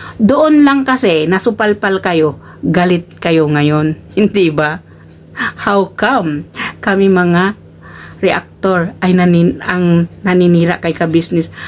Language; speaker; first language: Filipino; non-native, local second language; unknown